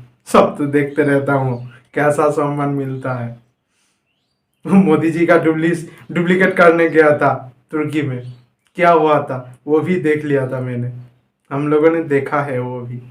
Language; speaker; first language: Hindi; non-native, fluent; Bangla